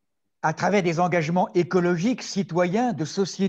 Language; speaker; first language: French; native; French